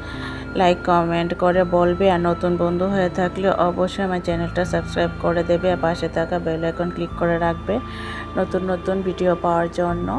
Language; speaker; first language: Bangla; native; Bangla